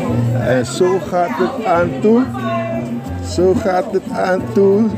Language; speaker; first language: Dutch; non-native, local second language; Sranan Tongo